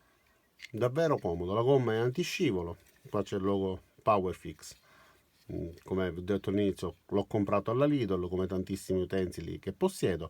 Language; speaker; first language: Italian; native; Italian